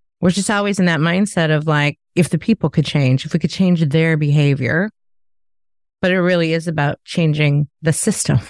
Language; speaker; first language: English; native; English